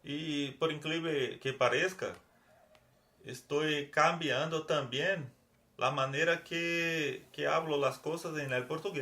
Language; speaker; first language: Spanish; non-native, learner; Portuguese